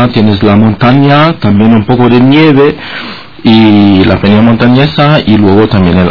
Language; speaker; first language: Spanish; non-native, fluent; German